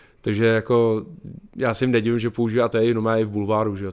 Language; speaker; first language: Czech; native; Czech